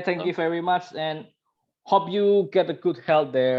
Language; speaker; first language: English; non-native, learner; Indonesian